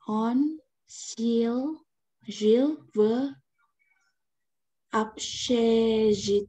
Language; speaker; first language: Russian; non-native, learner; Indonesian